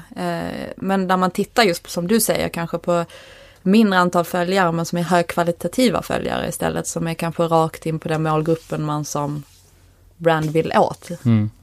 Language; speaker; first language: Swedish; native; Swedish